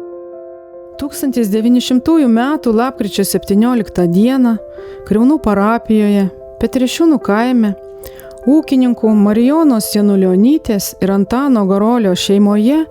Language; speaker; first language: Lithuanian; native; Lithuanian